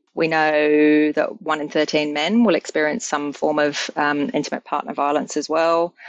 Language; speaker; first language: English; native; English